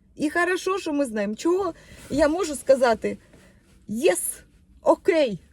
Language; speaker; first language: Ukrainian; non-native, local second language; Russian